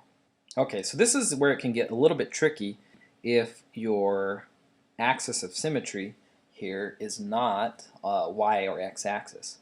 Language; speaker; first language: English; native; English